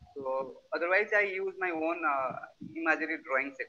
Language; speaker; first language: English; non-native, local second language; Odia